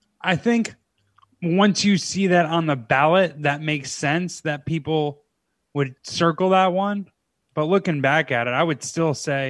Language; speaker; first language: English; native; English